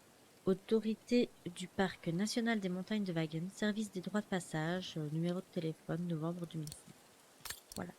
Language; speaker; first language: French; native; French